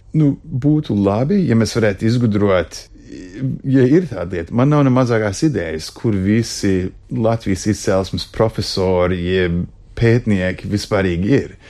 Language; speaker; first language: Latvian; early bilingual, heritage; Latvian